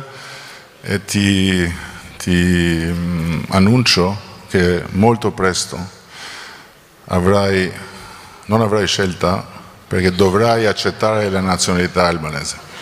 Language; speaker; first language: Italian; non-native, fluent; Albanian